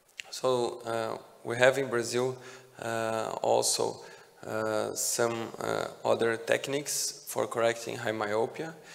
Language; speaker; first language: English; non-native, fluent; Portuguese